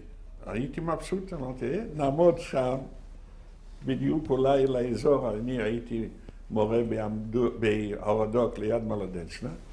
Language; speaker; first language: Hebrew; non-native, fluent; Yiddish